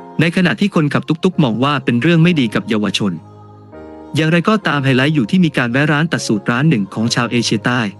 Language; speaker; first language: Thai; native; Thai